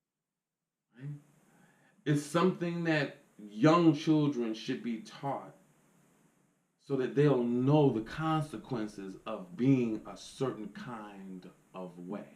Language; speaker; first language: English; native; English